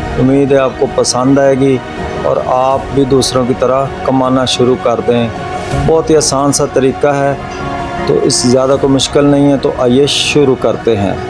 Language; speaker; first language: Urdu; native; Urdu